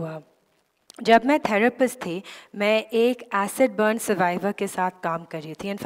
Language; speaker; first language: Urdu; native; Urdu